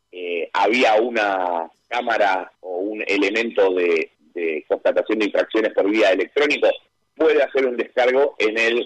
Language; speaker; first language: Spanish; native; Spanish